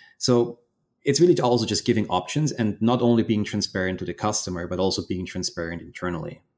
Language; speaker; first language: English; non-native, fluent; German